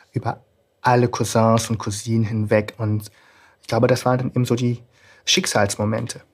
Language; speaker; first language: German; native; German